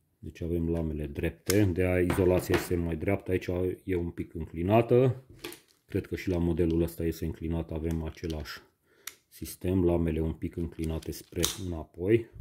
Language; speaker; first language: Romanian; non-native, local second language; Hungarian